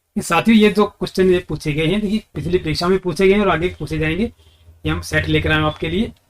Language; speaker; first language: Hindi; native; Hindi